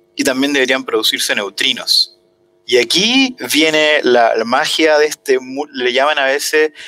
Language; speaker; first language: Spanish; native; Spanish